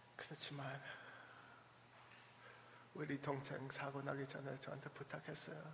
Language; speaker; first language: Korean; early bilingual, heritage; English